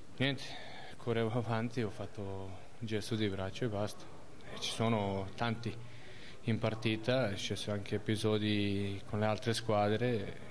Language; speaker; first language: Italian; non-native, fluent; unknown